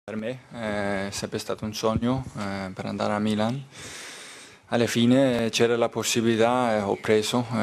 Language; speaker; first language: Italian; non-native, learner; Danish